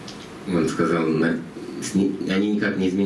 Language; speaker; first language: Russian; native; Russian